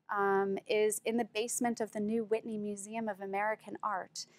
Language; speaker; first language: English; native; English